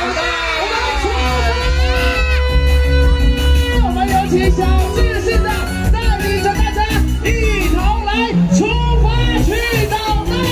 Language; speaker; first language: Chinese; native; Chinese